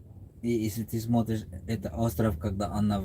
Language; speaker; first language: Russian; non-native, learner; English